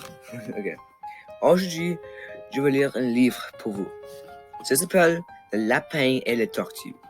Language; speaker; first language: French; non-native, local second language; English